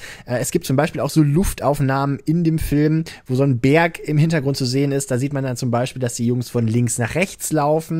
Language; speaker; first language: German; native; German